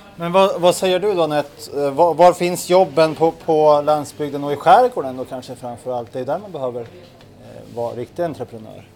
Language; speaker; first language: Swedish; native; Swedish